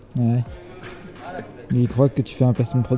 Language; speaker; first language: French; native; French